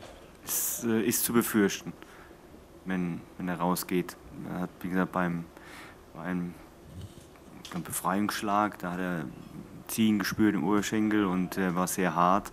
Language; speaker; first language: German; native; German